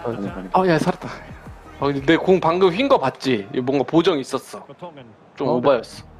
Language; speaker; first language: Korean; native; Korean